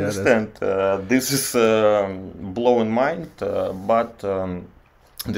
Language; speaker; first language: English; non-native, learner; Russian